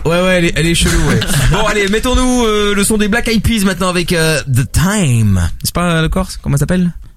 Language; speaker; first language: French; native; French